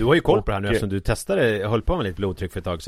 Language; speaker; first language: Swedish; native; Swedish